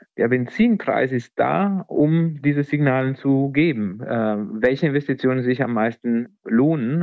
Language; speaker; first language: German; non-native, fluent; Italian